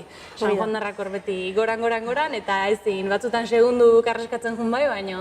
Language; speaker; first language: Basque; native; Basque